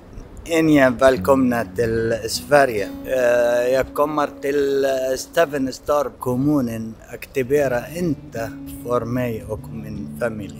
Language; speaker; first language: Swedish; non-native, learner; Arabic